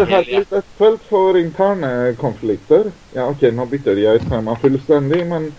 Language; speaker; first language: Norwegian; non-native, fluent; Greek